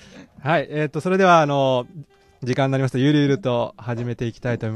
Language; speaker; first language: Japanese; native; Japanese